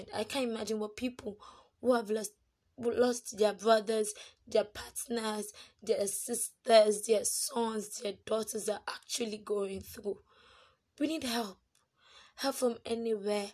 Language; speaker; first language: English; non-native, local second language; Yoruba